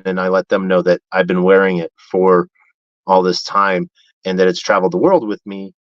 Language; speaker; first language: English; native; English